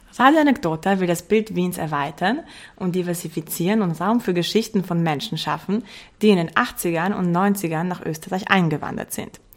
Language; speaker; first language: German; early bilingual, other home language; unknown